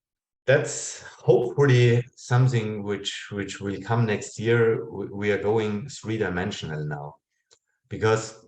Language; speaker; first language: English; non-native, fluent; German